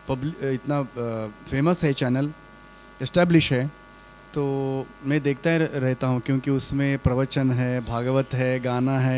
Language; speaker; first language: Hindi; non-native, local second language; Kannada